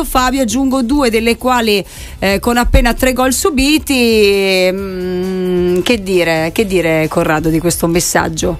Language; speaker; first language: Italian; native; Italian